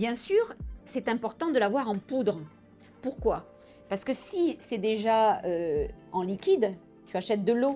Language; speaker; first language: French; native; French